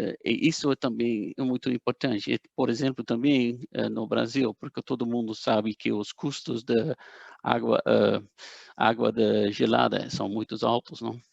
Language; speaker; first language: Portuguese; non-native, fluent; Dutch